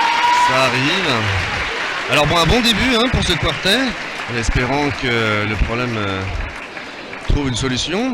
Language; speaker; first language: French; native; French